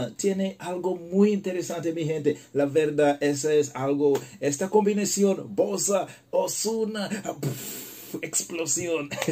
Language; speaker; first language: Spanish; non-native, learner; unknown